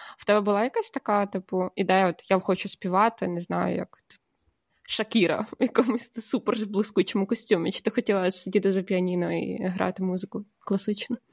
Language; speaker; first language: Ukrainian; native; Ukrainian